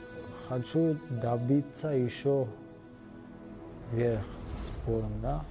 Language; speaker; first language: Russian; non-native, fluent; Armenian